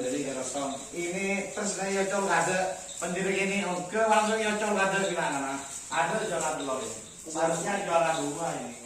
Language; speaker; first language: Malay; non-native, local second language; Madurese